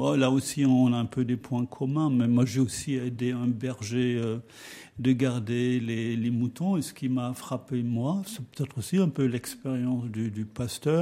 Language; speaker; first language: French; non-native, fluent; German